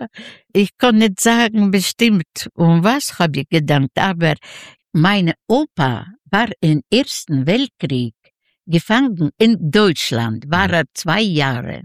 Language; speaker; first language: German; non-native, learner; Yiddish